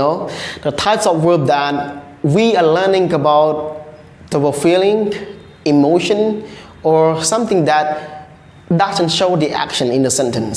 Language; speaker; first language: English; non-native, learner; Khmer